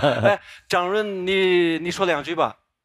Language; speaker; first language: Chinese; native; Chinese